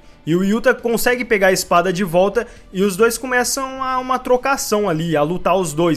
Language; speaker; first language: Portuguese; native; Portuguese